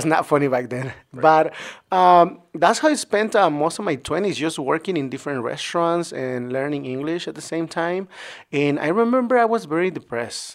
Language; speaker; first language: English; non-native, fluent; Spanish